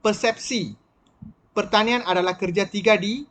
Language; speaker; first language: Malay; non-native, local second language; Tamil